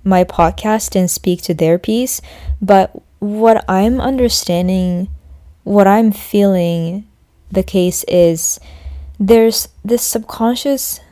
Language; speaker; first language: English; non-native, fluent; Japanese